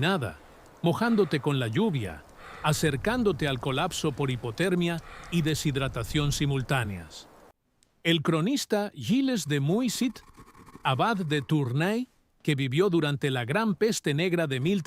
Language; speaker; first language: Spanish; native; Spanish